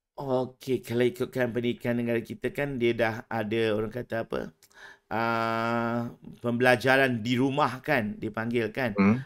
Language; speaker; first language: Malay; native; Malay